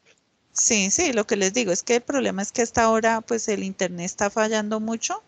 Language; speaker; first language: Spanish; native; Spanish